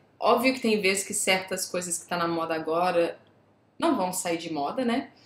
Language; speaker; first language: Portuguese; native; Portuguese